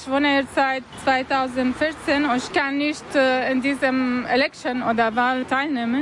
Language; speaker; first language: German; non-native, learner; Arabic